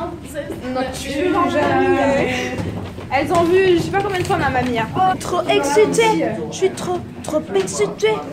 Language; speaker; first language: French; native; French